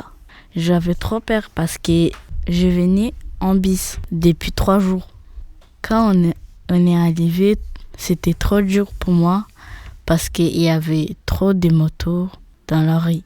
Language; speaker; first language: French; non-native, learner; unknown